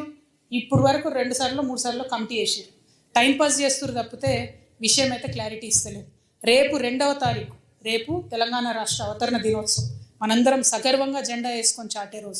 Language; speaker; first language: Telugu; native; Telugu